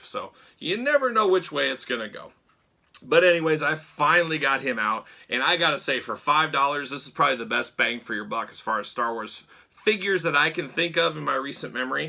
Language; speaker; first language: English; native; English